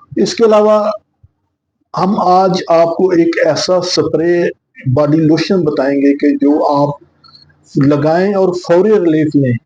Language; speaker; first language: Urdu; non-native, local second language; Punjabi